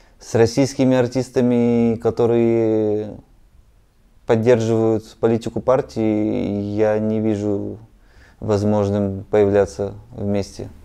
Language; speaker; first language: Russian; native; Russian